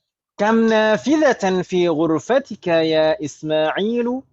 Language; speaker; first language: Arabic; non-native, fluent; Indonesian